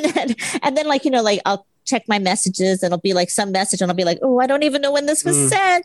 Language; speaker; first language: English; native; English